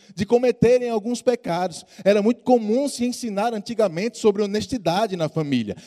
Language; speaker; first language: Portuguese; native; Portuguese